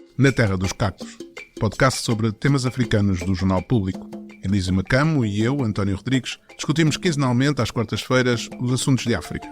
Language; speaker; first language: Portuguese; native; Portuguese